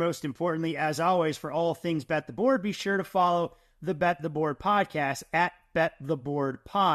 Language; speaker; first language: English; native; English